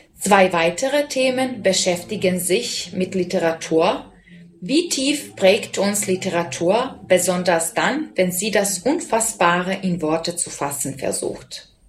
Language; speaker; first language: German; non-native, fluent; Serbian